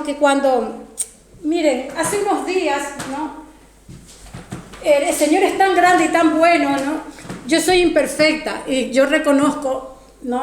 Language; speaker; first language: Spanish; native; Spanish